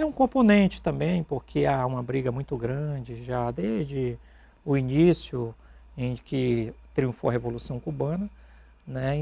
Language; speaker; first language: Portuguese; native; Portuguese